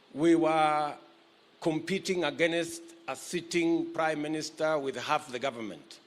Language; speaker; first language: English; non-native, local second language; Kalenjin